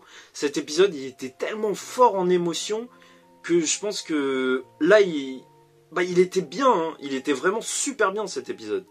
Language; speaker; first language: French; native; French